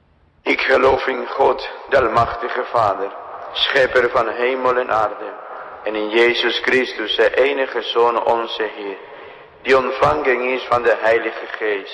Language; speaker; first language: Dutch; non-native, fluent; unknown